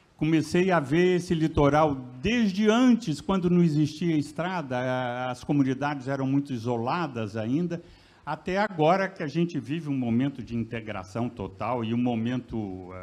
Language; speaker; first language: Portuguese; native; Portuguese